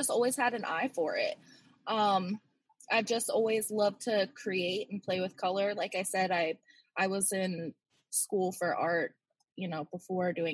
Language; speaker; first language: English; native; English